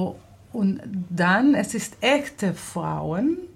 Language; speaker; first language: German; non-native, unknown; Hebrew